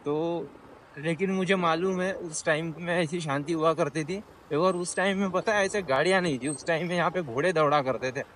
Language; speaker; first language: Hindi; non-native, local second language; Marathi